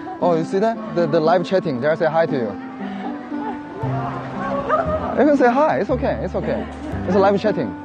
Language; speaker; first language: English; non-native, fluent; Korean